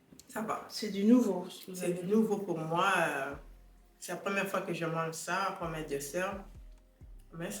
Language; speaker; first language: French; non-native, local second language; Lingala